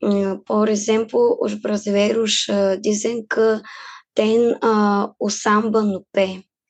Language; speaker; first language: Portuguese; non-native, fluent; Bulgarian